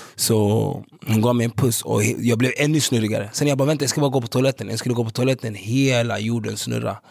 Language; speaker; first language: Swedish; early bilingual, other home language; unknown